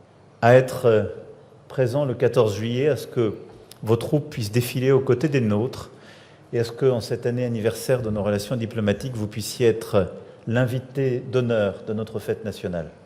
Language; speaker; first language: French; native; French